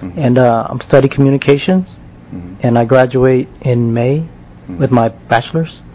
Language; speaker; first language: English; early bilingual, other home language; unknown